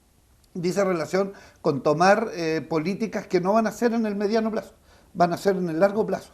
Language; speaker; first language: Spanish; native; Spanish